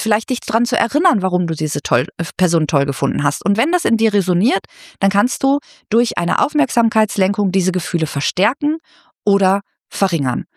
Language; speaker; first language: German; native; German